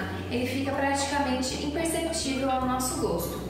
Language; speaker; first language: Portuguese; native; Portuguese